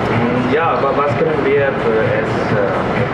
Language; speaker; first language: German; non-native, learner; Spanish